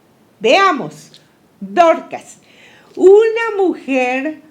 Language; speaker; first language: Spanish; native; Spanish